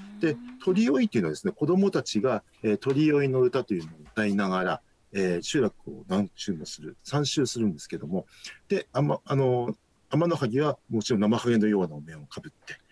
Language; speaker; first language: Japanese; native; Japanese